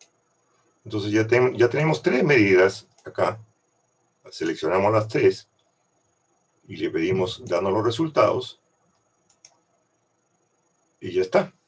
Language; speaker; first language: Spanish; native; Spanish